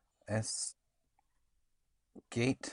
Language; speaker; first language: German; non-native, learner; English